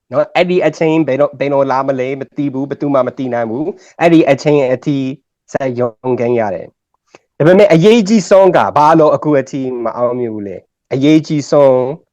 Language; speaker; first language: Burmese; non-native, learner; English